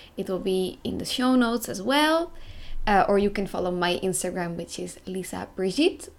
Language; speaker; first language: English; non-native, fluent; Dutch